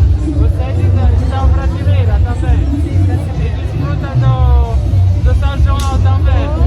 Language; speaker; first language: Portuguese; non-native, learner; Italian